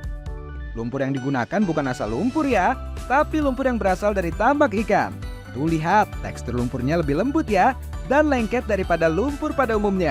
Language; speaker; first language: Indonesian; native; Indonesian